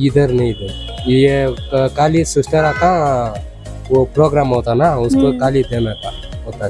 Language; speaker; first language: Hindi; non-native, local second language; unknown